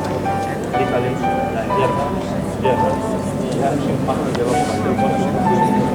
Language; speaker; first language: Indonesian; non-native, fluent; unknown